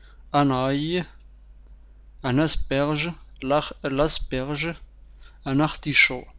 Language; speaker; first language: French; non-native, fluent; Arabic